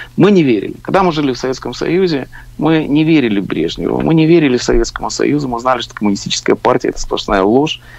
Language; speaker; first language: Russian; native; Russian